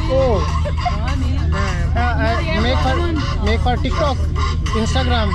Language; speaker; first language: English; non-native, learner; Urdu